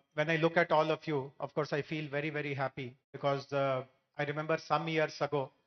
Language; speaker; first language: English; non-native, local second language; Telugu